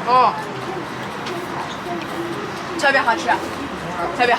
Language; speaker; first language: Chinese; non-native, fluent; English